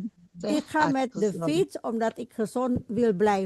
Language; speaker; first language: Dutch; non-native, fluent; Indonesian